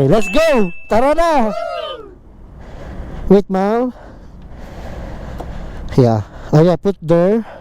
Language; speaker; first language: English; non-native, learner; Filipino